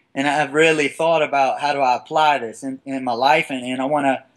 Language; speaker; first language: English; native; English